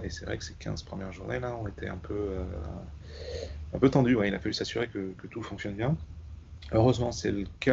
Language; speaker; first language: French; native; French